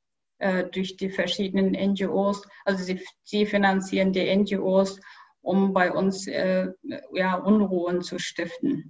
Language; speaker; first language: German; non-native, fluent; Kyrgyz